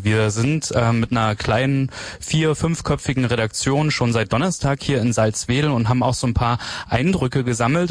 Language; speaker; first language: German; native; German